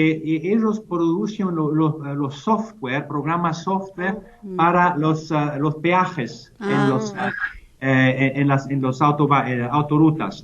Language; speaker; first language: Spanish; non-native, fluent; German